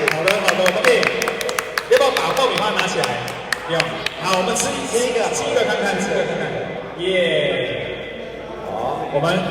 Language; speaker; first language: Chinese; native; Chinese